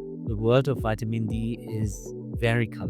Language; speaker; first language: English; non-native, fluent; German